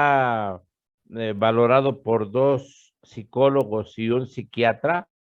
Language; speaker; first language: Spanish; native; Spanish